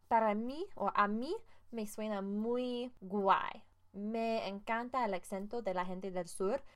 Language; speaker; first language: Spanish; non-native, fluent; English